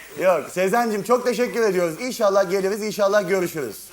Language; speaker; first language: Turkish; native; Turkish